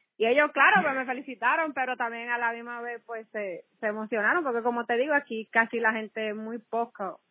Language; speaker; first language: Spanish; native; Spanish